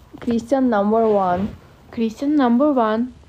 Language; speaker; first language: English; non-native, learner; Russian